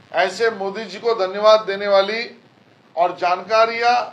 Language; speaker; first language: Hindi; non-native, local second language; Marathi